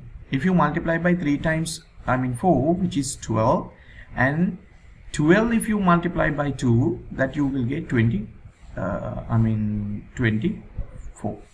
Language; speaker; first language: English; non-native, local second language; Sinhala